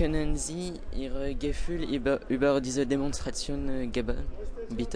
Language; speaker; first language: German; non-native, learner; French